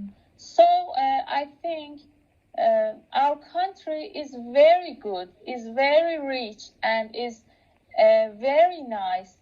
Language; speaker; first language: English; non-native, local second language; Persian